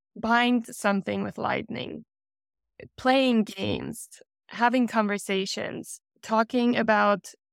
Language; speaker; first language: English; non-native, fluent; Russian